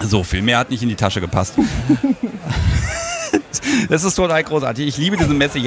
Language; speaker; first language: German; native; German